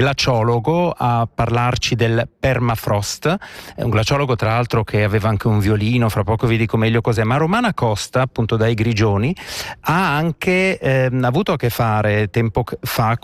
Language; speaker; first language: Italian; native; Italian